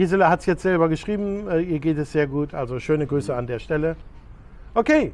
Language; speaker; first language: German; native; German